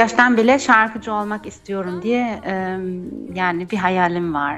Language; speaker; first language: Turkish; early bilingual, heritage; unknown